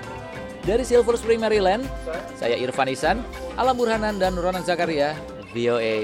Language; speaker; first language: Indonesian; native; Indonesian